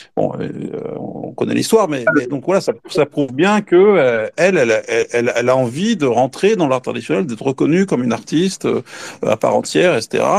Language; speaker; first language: French; native; French